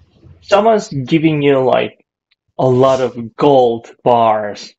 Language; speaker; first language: English; non-native, fluent; Korean